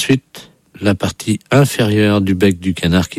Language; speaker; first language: French; native; French